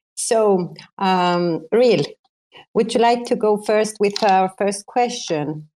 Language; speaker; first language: English; non-native, fluent; Greek